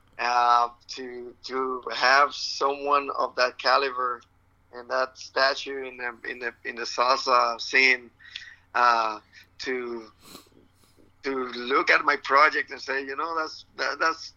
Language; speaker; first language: English; non-native, fluent; Spanish